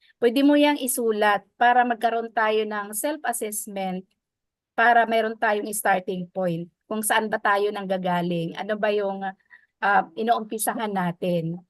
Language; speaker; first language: Filipino; non-native, local second language; Waray